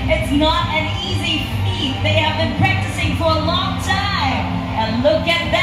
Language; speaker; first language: English; non-native, local second language; Chinese